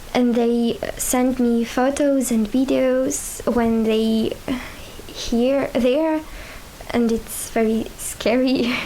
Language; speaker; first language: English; non-native, learner; Ukrainian